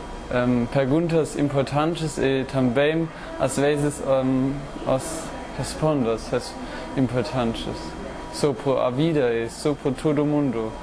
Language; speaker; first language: Portuguese; non-native, learner; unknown